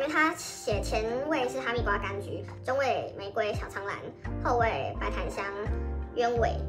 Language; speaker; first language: Chinese; native; Chinese